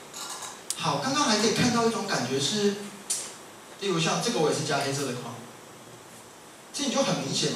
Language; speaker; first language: Chinese; native; Chinese